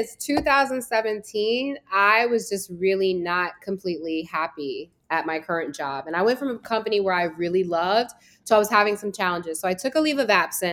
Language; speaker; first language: English; native; English